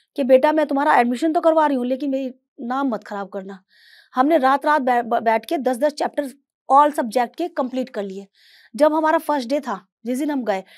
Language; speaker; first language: Hindi; native; Hindi